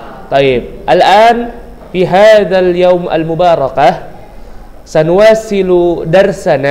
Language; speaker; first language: Arabic; non-native, fluent; Indonesian